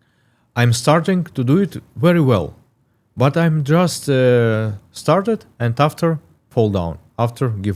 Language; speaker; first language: English; non-native, learner; Russian